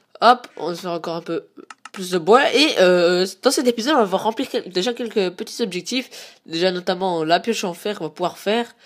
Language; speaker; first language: French; native; French